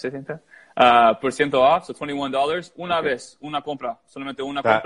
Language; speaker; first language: Spanish; early bilingual, heritage; English